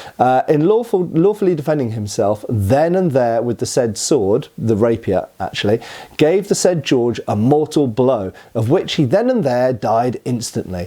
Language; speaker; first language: English; native; English